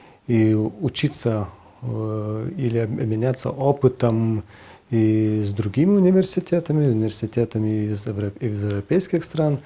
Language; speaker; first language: Russian; non-native, fluent; Lithuanian